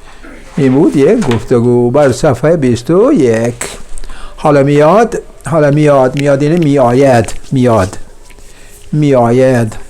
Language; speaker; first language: Persian; non-native, fluent; Urdu